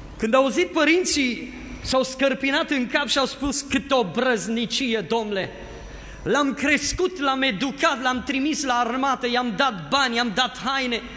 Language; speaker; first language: Romanian; native; Romanian